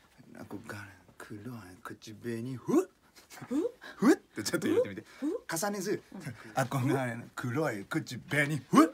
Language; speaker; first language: Japanese; native; Japanese